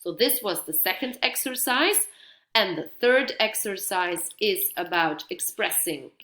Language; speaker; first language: English; non-native, fluent; Dutch